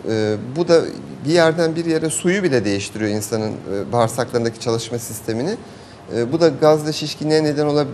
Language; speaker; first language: Turkish; native; Turkish